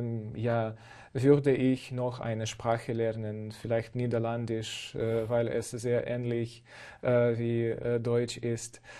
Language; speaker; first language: German; non-native, fluent; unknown